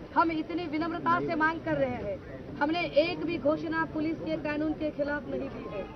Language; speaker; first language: Hindi; non-native, local second language; Marathi